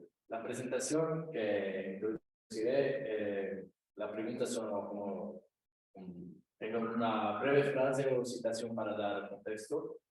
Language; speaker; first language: Spanish; non-native, learner; Italian